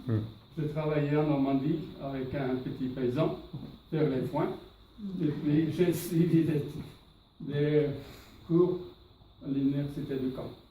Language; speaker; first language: French; non-native, fluent; Norwegian